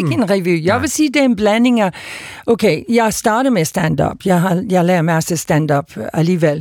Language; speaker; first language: Danish; non-native, fluent; English